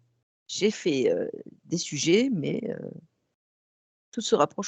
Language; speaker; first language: French; native; French